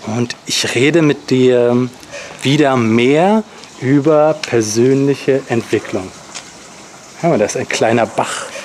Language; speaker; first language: German; native; German